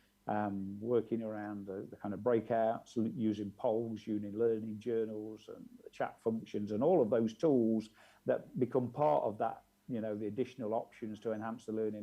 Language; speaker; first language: English; non-native, local second language; Indonesian